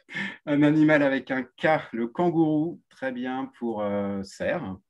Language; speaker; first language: French; native; French